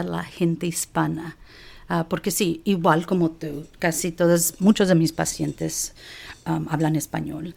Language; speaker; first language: Spanish; early bilingual, heritage; Spanish